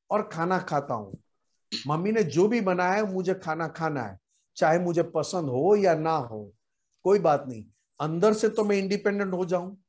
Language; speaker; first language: Hindi; non-native, local second language; Gujarati